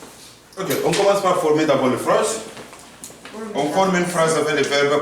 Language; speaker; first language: French; non-native, fluent; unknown